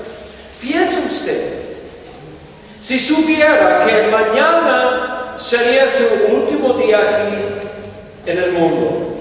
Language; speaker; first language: Spanish; non-native, fluent; English